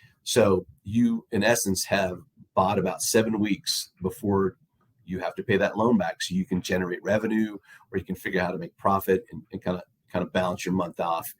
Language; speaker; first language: English; native; English